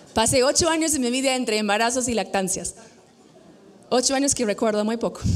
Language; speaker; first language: Spanish; non-native, fluent; English